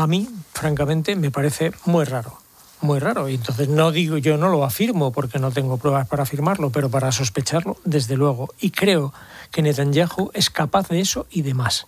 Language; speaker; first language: Spanish; native; Spanish